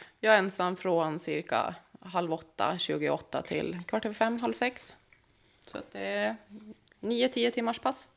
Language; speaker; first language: Swedish; native; Swedish